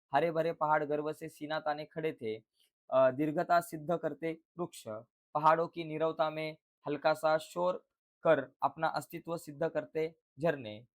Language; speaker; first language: Hindi; non-native, local second language; Marathi